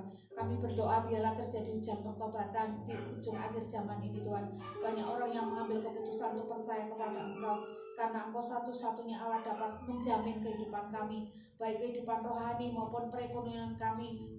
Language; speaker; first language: Indonesian; non-native, local second language; Javanese